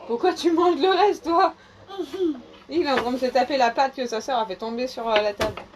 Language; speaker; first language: French; native; French